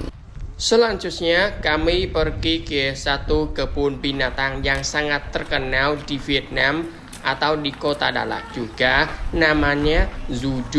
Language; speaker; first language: Indonesian; non-native, learner; Vietnamese